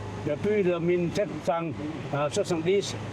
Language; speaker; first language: French; non-native, learner; Thai